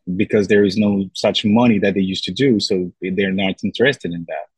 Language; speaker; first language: English; non-native, fluent; French